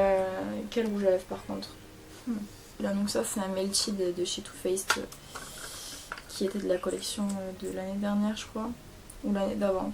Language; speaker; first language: French; native; French